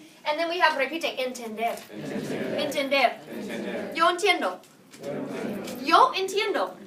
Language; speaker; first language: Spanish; non-native, fluent; English